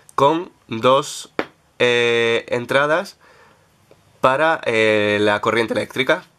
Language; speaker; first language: Spanish; native; Spanish